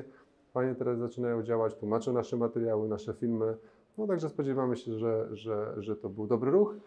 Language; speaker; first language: Polish; native; Polish